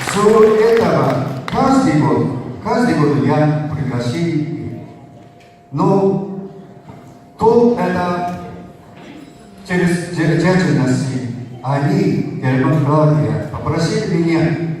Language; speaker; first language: Russian; non-native, learner; Japanese